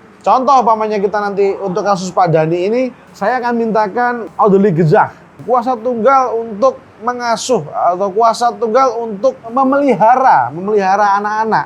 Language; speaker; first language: Indonesian; native; Indonesian